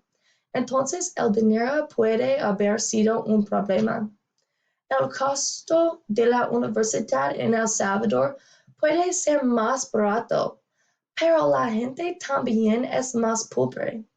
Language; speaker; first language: Spanish; non-native, learner; English